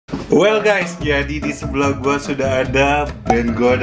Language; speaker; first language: Indonesian; native; Indonesian